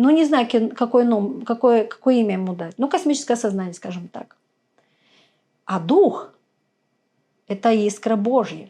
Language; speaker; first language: Russian; native; Russian